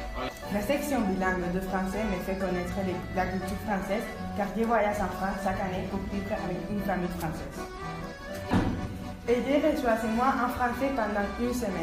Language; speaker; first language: French; non-native, learner; Spanish